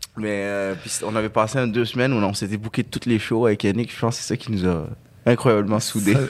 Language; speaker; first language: French; early bilingual, other home language; Arabic